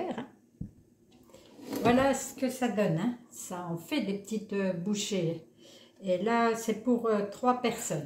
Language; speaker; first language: French; native; French